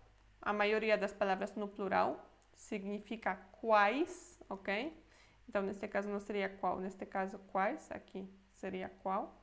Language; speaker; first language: Portuguese; non-native, fluent; Polish